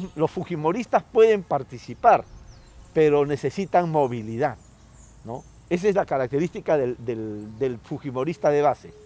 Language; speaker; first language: Spanish; non-native, local second language; Quechua